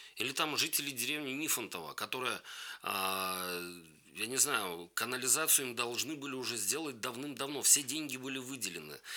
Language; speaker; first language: Russian; native; Russian